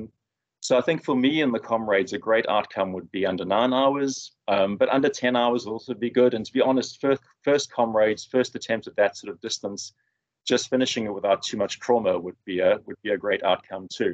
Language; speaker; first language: English; native; English